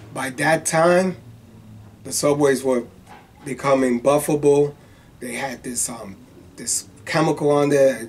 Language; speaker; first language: English; native; English